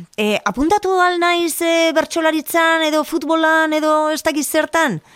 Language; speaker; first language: Basque; non-native, local second language; Spanish